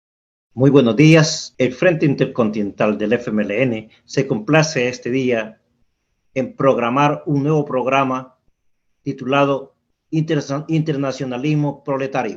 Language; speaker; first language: Spanish; native; Spanish